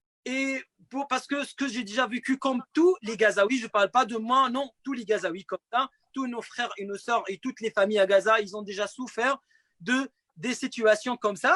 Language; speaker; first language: French; non-native, fluent; Arabic